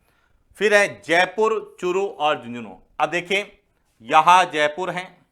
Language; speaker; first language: Hindi; native; Hindi